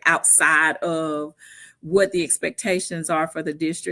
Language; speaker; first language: English; native; English